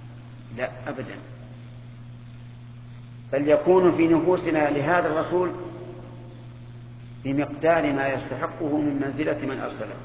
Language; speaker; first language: Arabic; native; Arabic